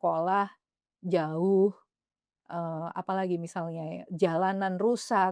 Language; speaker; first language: Indonesian; native; Indonesian